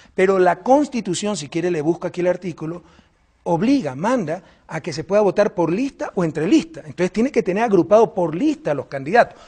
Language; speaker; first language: Spanish; native; Spanish